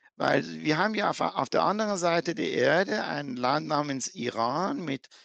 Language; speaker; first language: German; non-native, fluent; Persian